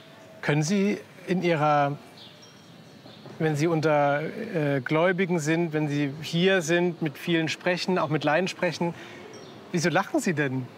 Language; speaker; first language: German; native; German